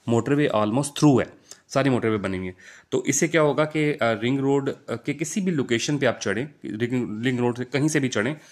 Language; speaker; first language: Urdu; non-native, local second language; Punjabi